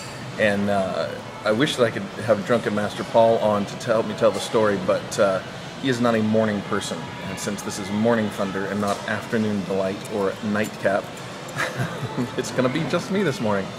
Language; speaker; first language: English; native; English